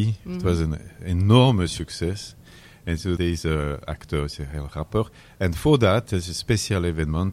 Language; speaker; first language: Dutch; non-native, learner; French